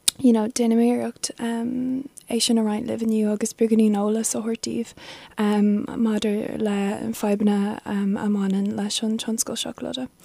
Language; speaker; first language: Irish; non-native, local second language; English